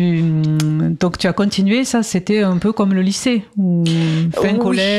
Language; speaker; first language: French; native; French